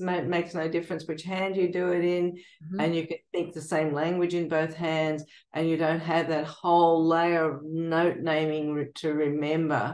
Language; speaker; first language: English; native; English